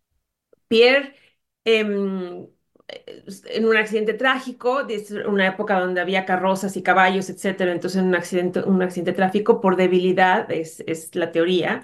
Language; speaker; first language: Spanish; native; Spanish